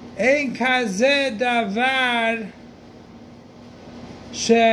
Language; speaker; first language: Hebrew; non-native, fluent; English